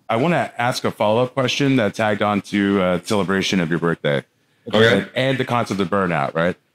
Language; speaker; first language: English; native; English